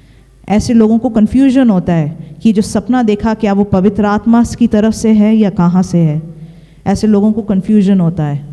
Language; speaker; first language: Hindi; native; Hindi